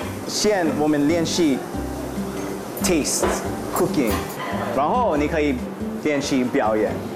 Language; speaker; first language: Chinese; non-native, learner; English